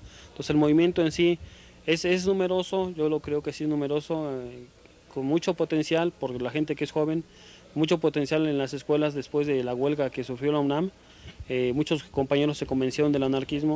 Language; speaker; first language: Spanish; native; Spanish